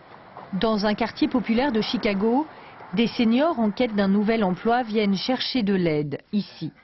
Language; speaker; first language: French; native; French